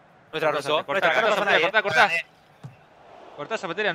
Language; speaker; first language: Spanish; native; Spanish